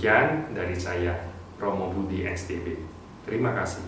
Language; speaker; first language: Indonesian; native; Indonesian